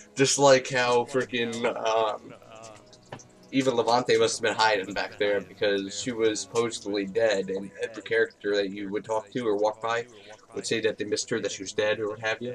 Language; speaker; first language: English; native; English